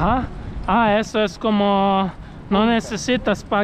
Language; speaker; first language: Spanish; non-native, learner; Croatian